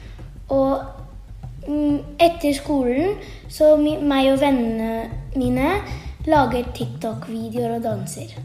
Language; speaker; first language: Norwegian; early bilingual, heritage; Norwegian